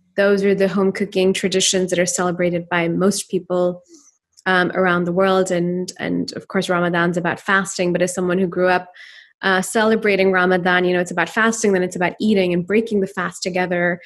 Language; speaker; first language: English; non-native, local second language; Urdu